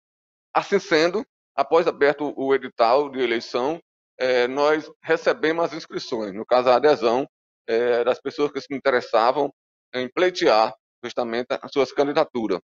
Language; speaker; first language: Portuguese; native; Portuguese